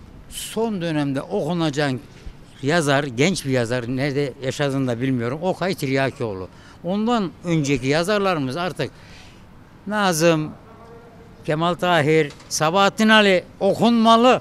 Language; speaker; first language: Turkish; native; Turkish